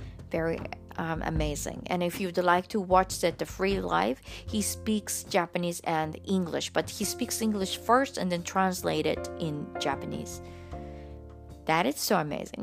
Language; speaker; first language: English; non-native, fluent; Japanese